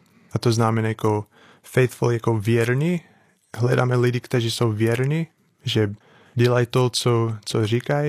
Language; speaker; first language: Czech; non-native, fluent; English